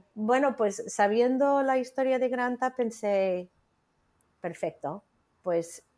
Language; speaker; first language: Spanish; non-native, fluent; English